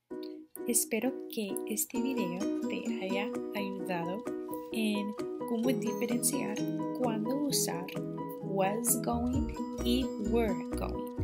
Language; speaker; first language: Spanish; non-native, fluent; English